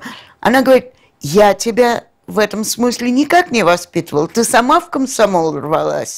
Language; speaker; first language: Russian; native; Russian